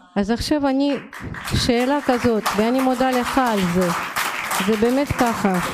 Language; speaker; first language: Hebrew; non-native, fluent; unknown